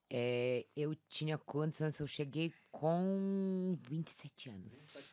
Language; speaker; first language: Portuguese; non-native, fluent; Polish